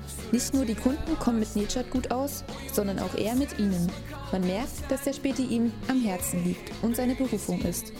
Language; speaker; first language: German; native; German